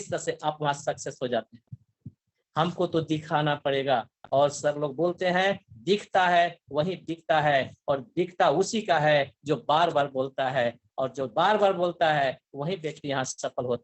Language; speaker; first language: Hindi; native; Hindi